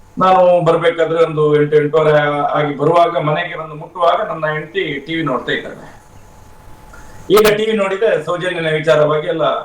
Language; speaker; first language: Kannada; non-native, local second language; Tulu